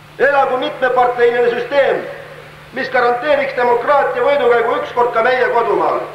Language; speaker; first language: Estonian; native; Estonian